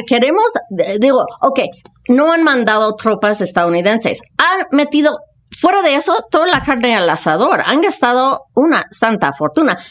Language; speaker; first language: Spanish; non-native, fluent; English